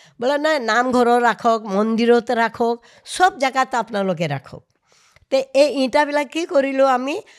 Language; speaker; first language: Assamese; non-native, local second language; Hindi